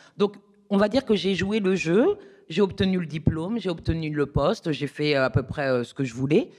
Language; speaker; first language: French; native; French